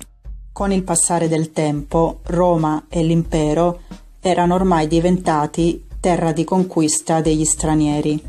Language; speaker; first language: Italian; native; Italian